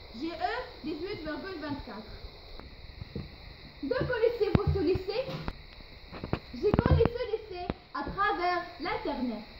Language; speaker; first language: French; non-native, local second language; Arabic